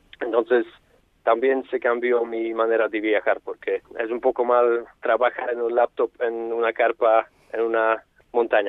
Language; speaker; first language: Spanish; non-native, fluent; Slovak